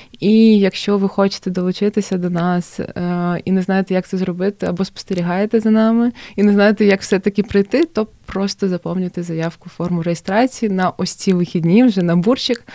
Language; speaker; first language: Ukrainian; non-native, local second language; Russian